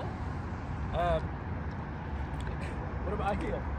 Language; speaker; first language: English; native; English